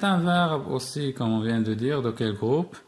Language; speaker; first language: French; non-native, local second language; Arabic